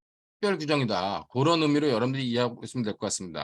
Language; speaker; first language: Korean; native; Korean